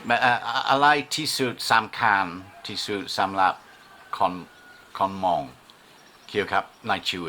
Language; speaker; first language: Thai; non-native, learner; English